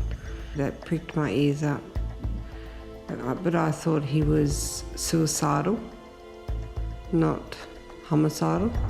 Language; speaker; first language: English; native; English